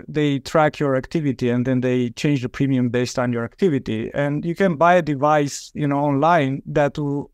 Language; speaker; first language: English; non-native, fluent; Romanian